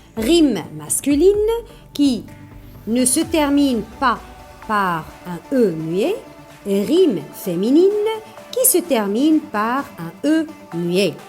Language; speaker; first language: French; non-native, local second language; Arabic